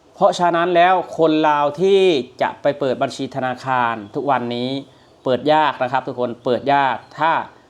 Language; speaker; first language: Thai; native; Thai